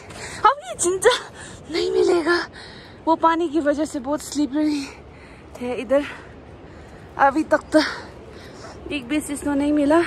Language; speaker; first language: Hindi; non-native, local second language; Nepali